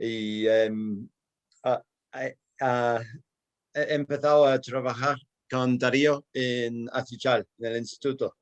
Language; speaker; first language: Spanish; non-native, fluent; English